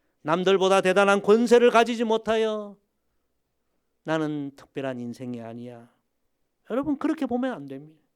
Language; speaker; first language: Korean; native; Korean